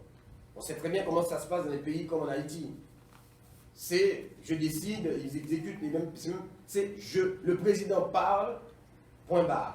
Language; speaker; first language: French; non-native, local second language; Haitian Creole